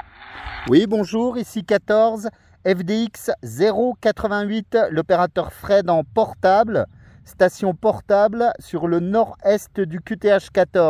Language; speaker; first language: French; native; French